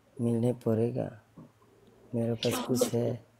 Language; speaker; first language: Hindi; non-native, learner; Bangla